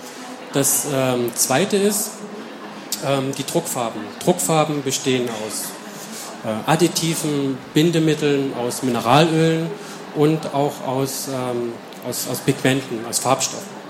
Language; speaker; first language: German; native; German